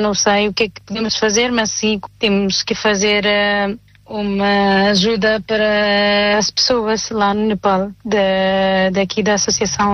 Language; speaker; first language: Portuguese; non-native, fluent; Nepali